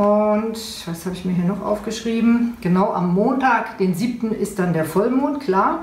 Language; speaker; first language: German; native; German